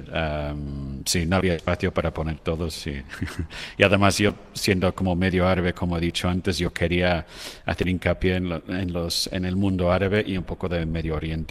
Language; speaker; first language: Spanish; non-native, fluent; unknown